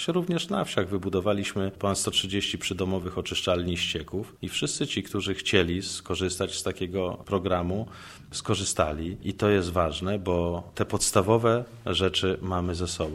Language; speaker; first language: Polish; native; Polish